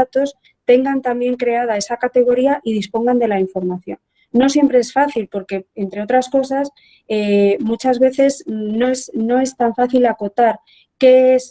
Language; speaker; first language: Spanish; native; Spanish